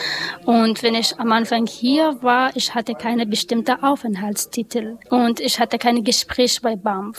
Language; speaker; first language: German; non-native, learner; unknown